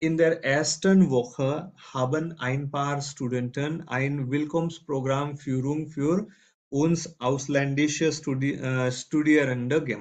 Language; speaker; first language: German; non-native, fluent; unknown